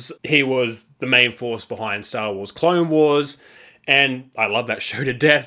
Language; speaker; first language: English; native; English